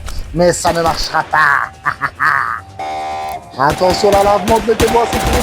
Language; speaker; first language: French; native; French